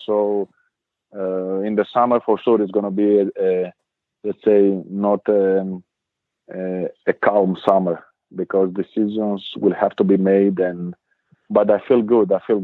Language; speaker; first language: English; non-native, fluent; Greek